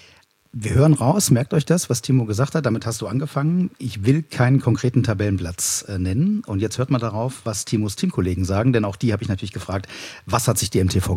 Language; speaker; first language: German; native; German